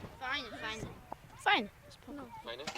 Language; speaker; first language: Polish; early bilingual, heritage; Polish